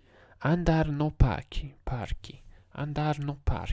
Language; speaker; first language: Portuguese; non-native, learner; English